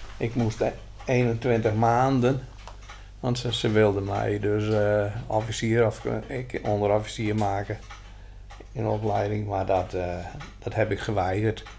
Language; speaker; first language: Dutch; non-native, local second language; Western Frisian